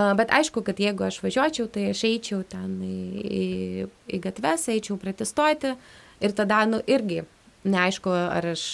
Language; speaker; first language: Lithuanian; non-native, fluent; Russian